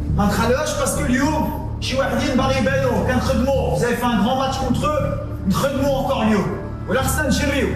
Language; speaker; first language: French; native; French